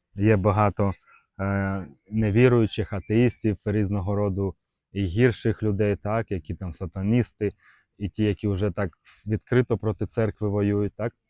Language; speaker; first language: Ukrainian; non-native, local second language; Russian